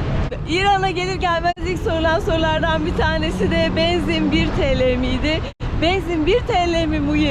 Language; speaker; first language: Turkish; native; Turkish